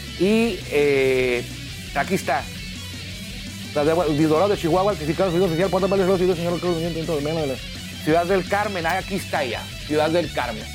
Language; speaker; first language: Spanish; native; Spanish